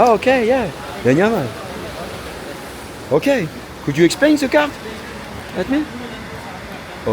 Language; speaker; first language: English; non-native, learner; French